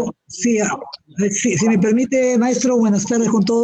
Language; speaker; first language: Spanish; native; Spanish